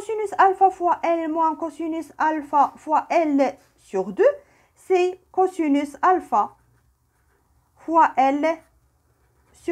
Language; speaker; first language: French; non-native, local second language; Arabic